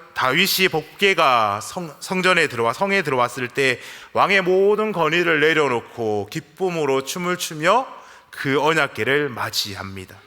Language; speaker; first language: Korean; native; Korean